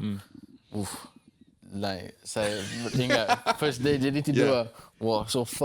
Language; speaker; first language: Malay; non-native, local second language; English